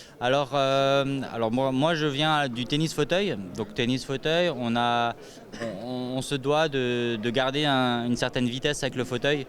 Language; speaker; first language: French; native; French